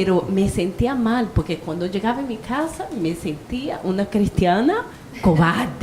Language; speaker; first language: Spanish; early bilingual, heritage; Spanish